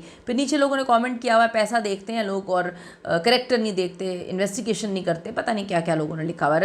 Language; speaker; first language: Urdu; native; Urdu